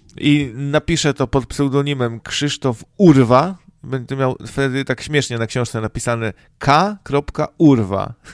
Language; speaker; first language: Polish; native; Polish